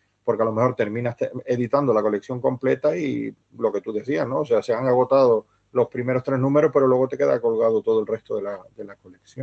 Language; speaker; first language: Spanish; native; Spanish